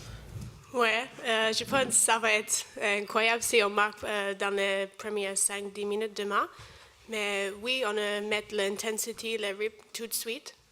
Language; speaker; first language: French; non-native, learner; English